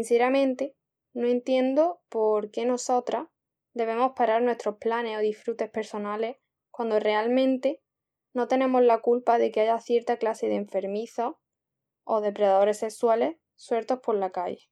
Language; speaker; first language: Spanish; native; Spanish